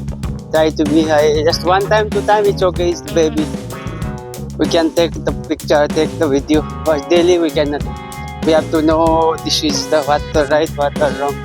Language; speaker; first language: English; non-native, learner; Nepali